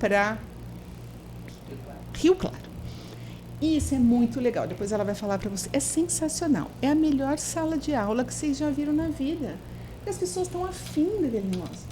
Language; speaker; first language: Portuguese; native; Portuguese